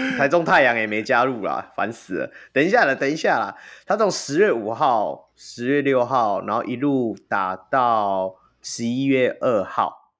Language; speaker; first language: Chinese; native; Chinese